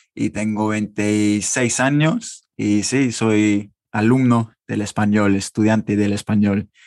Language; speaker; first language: Spanish; non-native, fluent; English